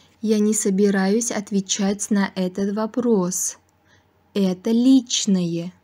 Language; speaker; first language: Russian; non-native, fluent; Uzbek